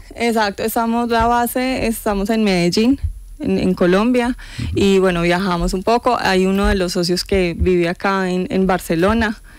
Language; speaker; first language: Spanish; native; Spanish